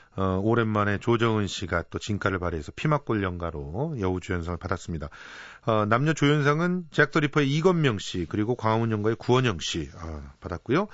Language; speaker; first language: Korean; native; Korean